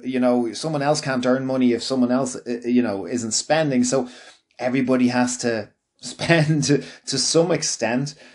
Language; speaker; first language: English; native; English